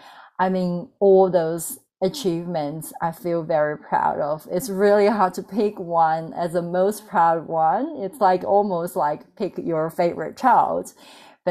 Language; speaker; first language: English; non-native, fluent; Chinese